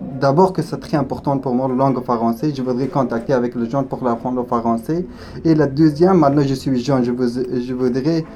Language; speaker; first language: French; non-native, learner; Pashto